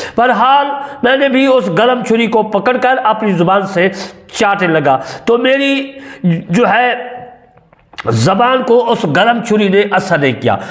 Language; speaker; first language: Urdu; non-native, local second language; Saraiki